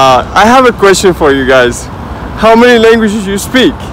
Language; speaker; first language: English; non-native, fluent; Arabic